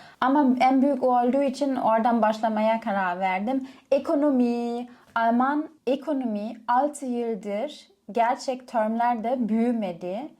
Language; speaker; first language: Turkish; non-native, fluent; German